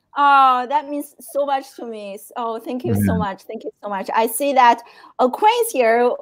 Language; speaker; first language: English; non-native, fluent; Chinese